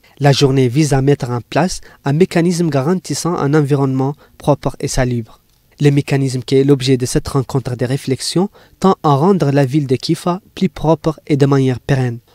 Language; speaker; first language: French; non-native, local second language; Arabic